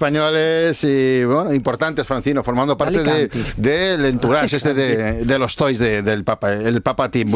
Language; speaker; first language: Spanish; native; Spanish